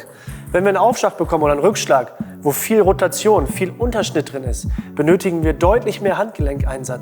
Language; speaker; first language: German; native; German